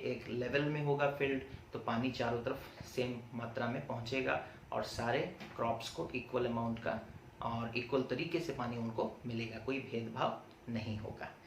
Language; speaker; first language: Hindi; non-native, local second language; Odia